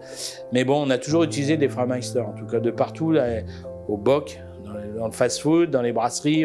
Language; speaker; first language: French; native; French